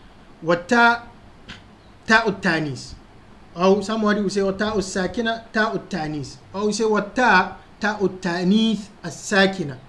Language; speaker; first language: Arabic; non-native, fluent; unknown